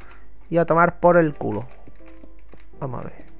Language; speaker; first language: Spanish; native; Spanish